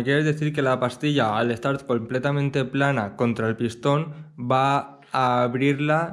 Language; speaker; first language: Spanish; native; Spanish